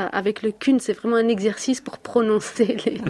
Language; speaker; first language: French; native; French